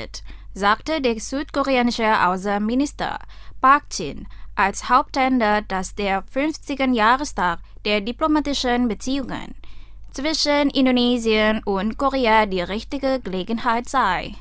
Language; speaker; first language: German; non-native, fluent; Indonesian